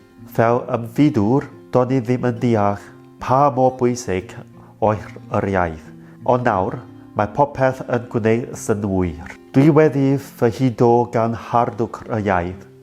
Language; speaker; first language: Welsh; non-native, learner; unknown